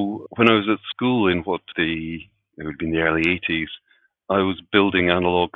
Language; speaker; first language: English; native; English